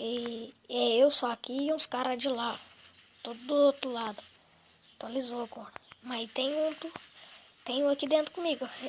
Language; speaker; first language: Portuguese; native; Portuguese